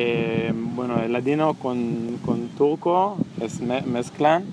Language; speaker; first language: Spanish; non-native, learner; Hebrew